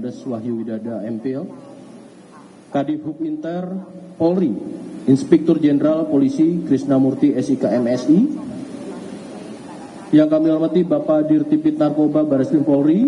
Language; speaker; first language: Indonesian; native; Indonesian